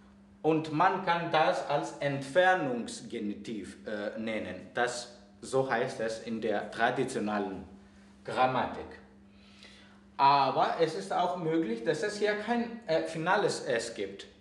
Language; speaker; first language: German; non-native, fluent; Greek